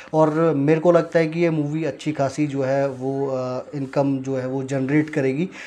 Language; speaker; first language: Hindi; native; Hindi